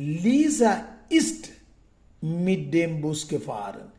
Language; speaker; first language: German; non-native, fluent; Sinhala